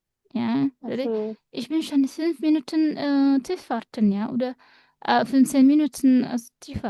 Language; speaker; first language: German; non-native, fluent; Indonesian